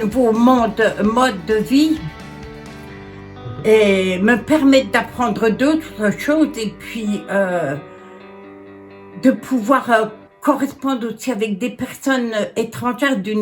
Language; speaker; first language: French; native; French